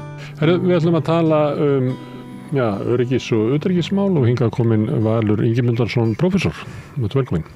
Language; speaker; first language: Icelandic; native; Icelandic